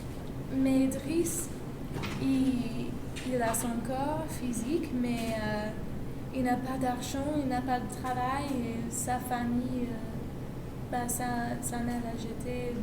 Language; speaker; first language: French; non-native, learner; English